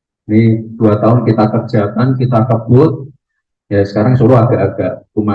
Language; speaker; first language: Indonesian; native; Indonesian